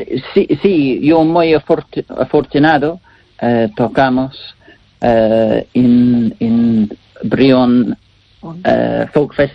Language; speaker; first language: Spanish; non-native, learner; English